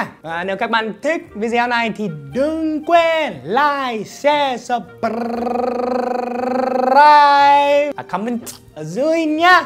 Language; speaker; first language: Vietnamese; non-native, fluent; English